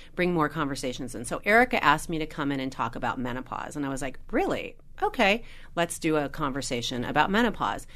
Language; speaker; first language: English; native; English